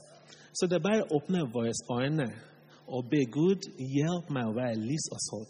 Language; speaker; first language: Norwegian; non-native, fluent; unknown